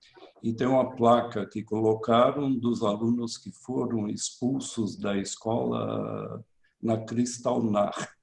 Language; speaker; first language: Portuguese; early bilingual, other home language; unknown